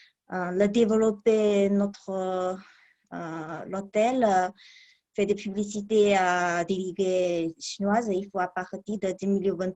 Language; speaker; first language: French; non-native, learner; Chinese